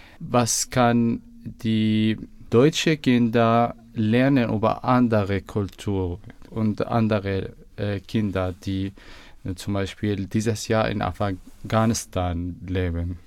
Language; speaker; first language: German; non-native, learner; Arabic